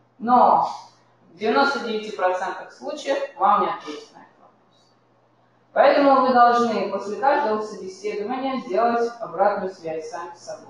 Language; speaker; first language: Russian; native; Russian